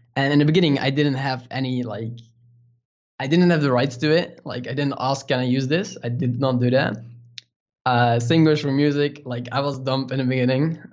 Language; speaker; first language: English; non-native, fluent; Dutch